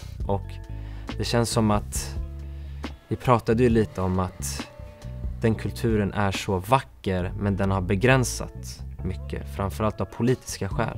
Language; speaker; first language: Swedish; early bilingual, other home language; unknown